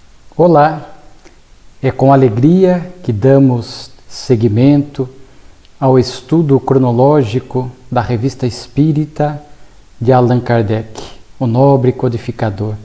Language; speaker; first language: Portuguese; native; Portuguese